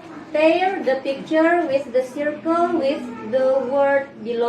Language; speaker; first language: English; non-native, fluent; Indonesian